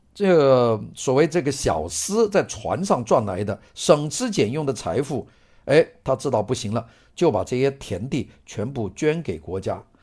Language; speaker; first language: Chinese; non-native, local second language; Cantonese